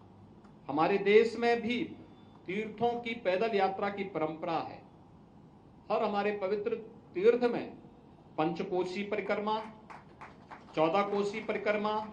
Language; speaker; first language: Hindi; native; Hindi